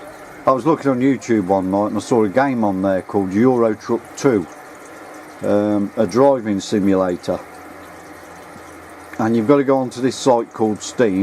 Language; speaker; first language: English; native; English